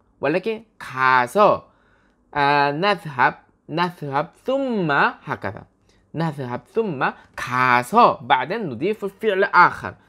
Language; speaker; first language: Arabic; non-native, fluent; Korean